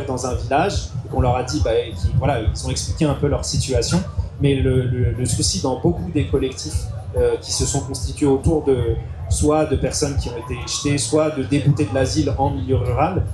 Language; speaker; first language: French; native; French